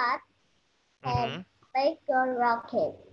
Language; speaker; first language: English; non-native, learner; Vietnamese